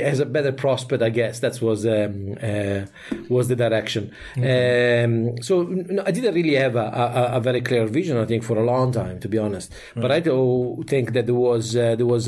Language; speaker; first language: English; non-native, fluent; Italian